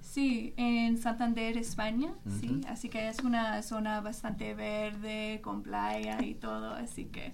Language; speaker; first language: Spanish; non-native, fluent; English